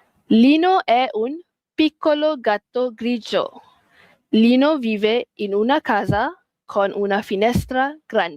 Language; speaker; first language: Italian; non-native, fluent; Malay